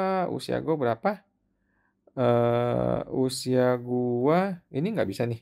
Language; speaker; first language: Indonesian; native; Indonesian